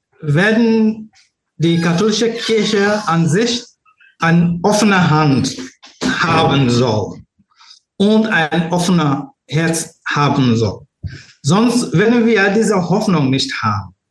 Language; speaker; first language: German; non-native, learner; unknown